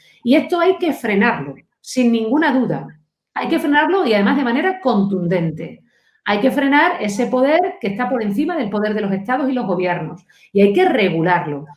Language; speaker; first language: Spanish; native; Spanish